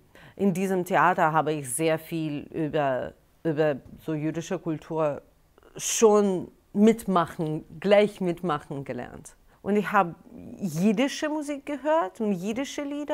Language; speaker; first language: German; non-native, fluent; Russian